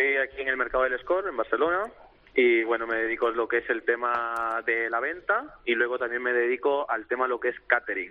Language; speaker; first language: Spanish; native; Spanish